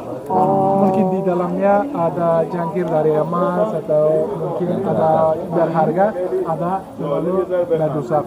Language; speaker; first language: Indonesian; non-native, fluent; Turkish